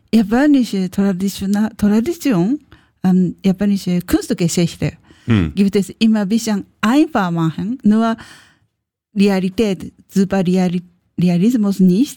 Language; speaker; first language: German; non-native, learner; Japanese